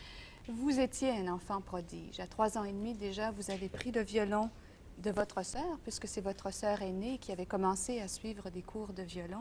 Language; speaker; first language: French; native; French